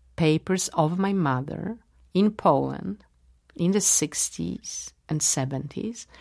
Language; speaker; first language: English; non-native, fluent; Polish